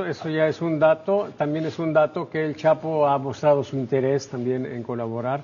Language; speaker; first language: Spanish; native; Spanish